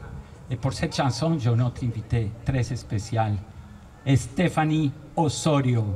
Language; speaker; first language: French; non-native, fluent; Spanish